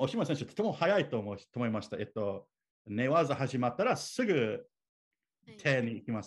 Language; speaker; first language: Japanese; non-native, learner; English